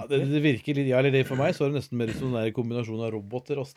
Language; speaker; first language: Norwegian; native; Norwegian